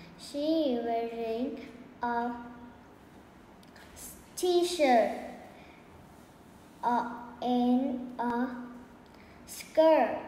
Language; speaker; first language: English; non-native, learner; Vietnamese